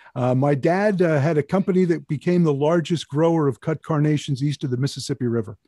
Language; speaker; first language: English; native; English